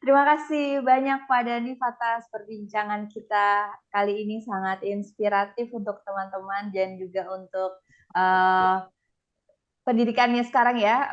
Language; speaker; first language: Indonesian; native; Indonesian